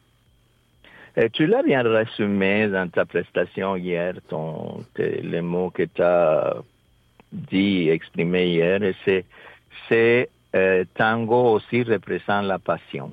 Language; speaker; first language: French; non-native, fluent; Spanish